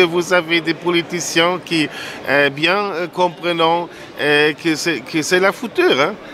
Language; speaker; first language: French; non-native, fluent; German